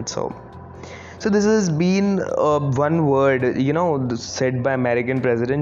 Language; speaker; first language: English; non-native, local second language; Hindi